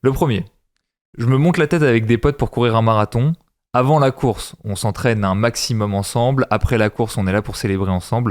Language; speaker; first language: French; native; French